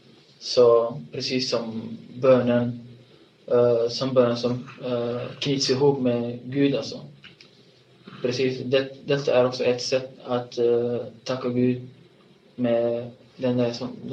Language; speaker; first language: Swedish; non-native, fluent; Tigrinya